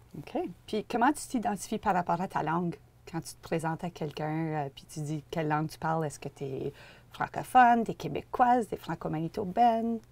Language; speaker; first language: French; native; French